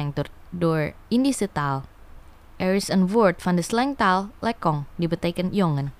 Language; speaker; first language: Dutch; non-native, fluent; Indonesian